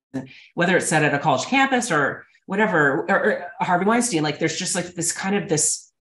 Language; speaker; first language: English; native; English